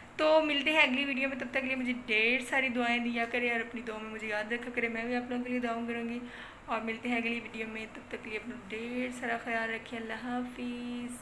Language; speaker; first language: Urdu; non-native, local second language; Punjabi